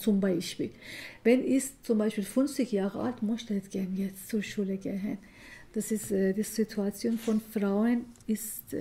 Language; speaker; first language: German; non-native, learner; Persian